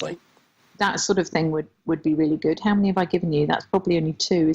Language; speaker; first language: English; native; English